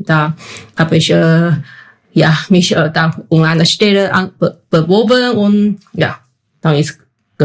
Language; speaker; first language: German; non-native, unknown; Chinese